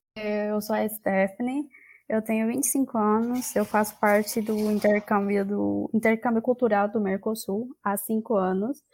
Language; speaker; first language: Portuguese; non-native, fluent; Spanish